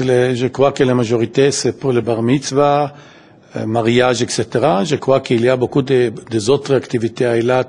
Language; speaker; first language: French; non-native, fluent; Hebrew